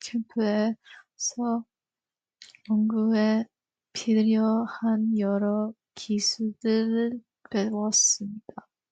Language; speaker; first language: Korean; early bilingual, heritage; Korean